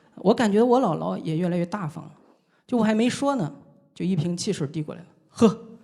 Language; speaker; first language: Chinese; native; Chinese